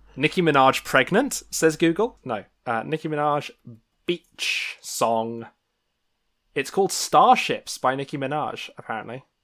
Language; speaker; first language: English; native; English